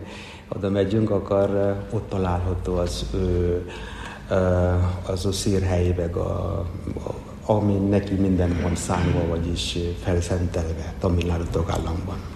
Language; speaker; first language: Hungarian; non-native, fluent; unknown